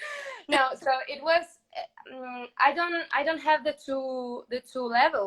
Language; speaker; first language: English; non-native, learner; Spanish